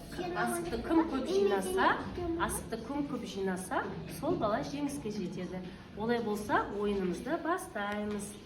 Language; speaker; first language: Kazakh; native; Kazakh